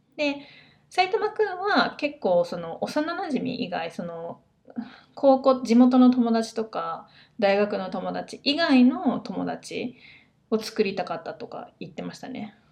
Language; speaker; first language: Japanese; native; Japanese